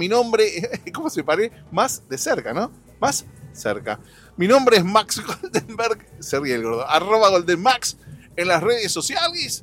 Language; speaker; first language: Spanish; native; Spanish